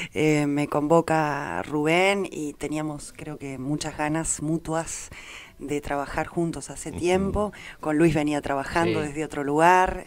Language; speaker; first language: Spanish; native; Spanish